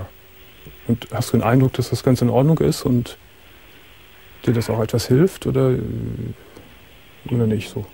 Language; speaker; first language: German; native; German